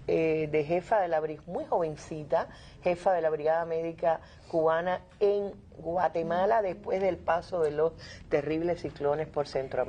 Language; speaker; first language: Spanish; native; Spanish